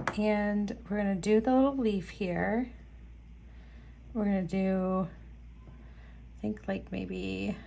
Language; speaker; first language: English; native; English